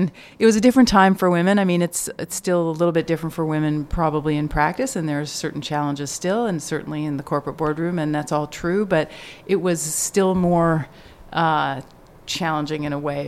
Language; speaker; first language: English; native; English